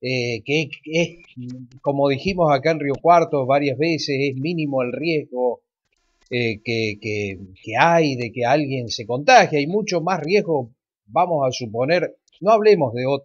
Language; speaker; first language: Spanish; native; Spanish